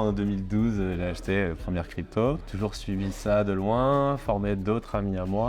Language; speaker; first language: French; native; French